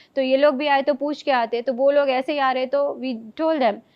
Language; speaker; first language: Hindi; non-native, local second language; Telugu